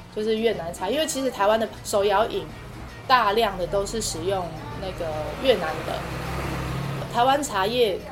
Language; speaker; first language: Chinese; non-native, local second language; Amis